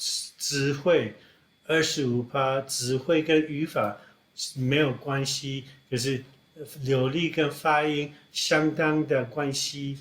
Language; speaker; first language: Chinese; non-native, fluent; English